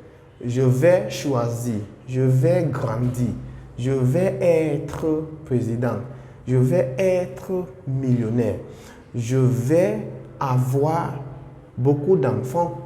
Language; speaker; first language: French; non-native, fluent; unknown